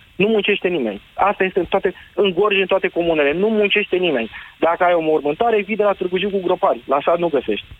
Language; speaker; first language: Romanian; native; Romanian